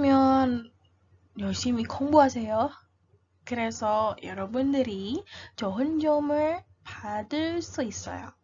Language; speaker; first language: Korean; non-native, fluent; Indonesian